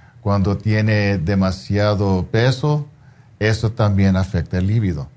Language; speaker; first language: Spanish; non-native, fluent; English